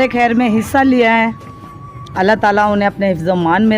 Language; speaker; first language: Hindi; non-native, local second language; Pashto